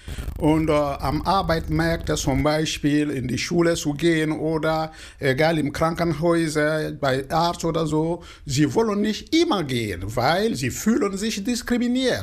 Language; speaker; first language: German; non-native, learner; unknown